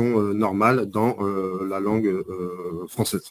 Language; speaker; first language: French; native; French